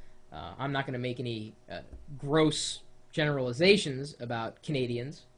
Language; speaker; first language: English; native; English